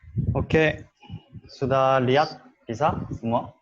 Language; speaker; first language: Indonesian; non-native, learner; Korean